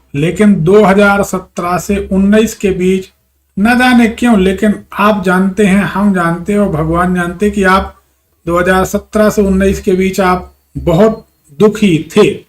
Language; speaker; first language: Hindi; native; Hindi